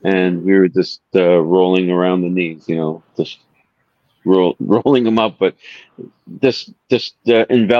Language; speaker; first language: English; native; English